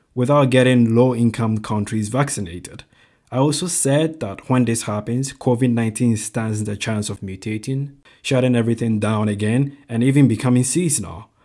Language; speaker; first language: English; non-native, local second language; Akan